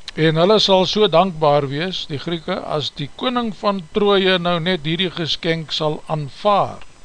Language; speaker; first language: Afrikaans; native; Afrikaans